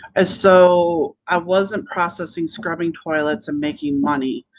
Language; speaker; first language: English; native; English